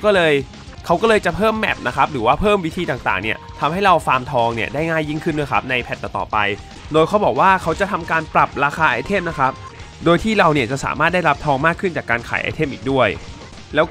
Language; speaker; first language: Thai; native; Thai